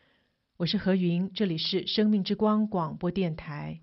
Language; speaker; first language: Chinese; native; Chinese